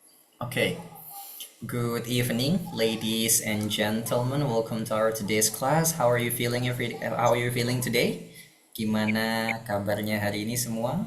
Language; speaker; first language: Indonesian; native; Indonesian